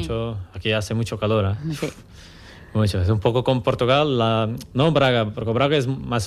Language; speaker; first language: Spanish; non-native, learner; Portuguese